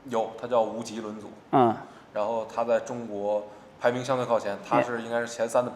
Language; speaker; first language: Chinese; native; Chinese